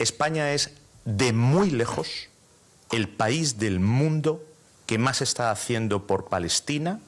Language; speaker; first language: Spanish; native; Spanish